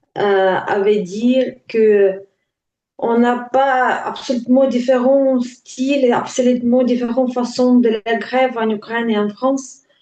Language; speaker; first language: French; non-native, learner; Ukrainian